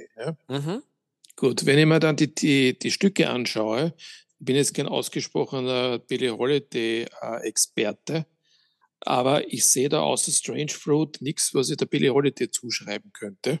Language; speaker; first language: German; native; German